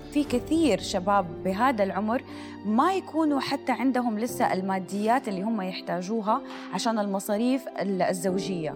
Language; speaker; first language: Arabic; native; Arabic